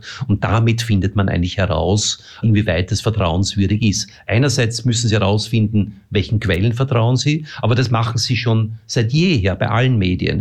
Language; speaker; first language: German; native; German